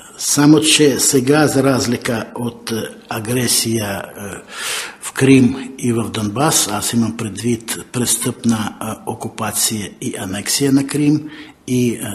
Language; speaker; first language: Bulgarian; non-native, fluent; Ukrainian